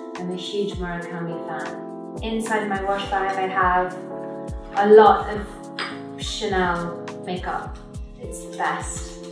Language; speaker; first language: English; native; English